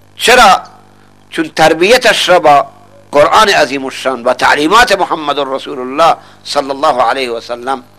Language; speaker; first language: Persian; non-native, local second language; Baluchi